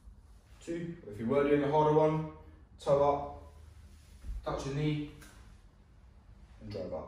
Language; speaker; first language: English; native; English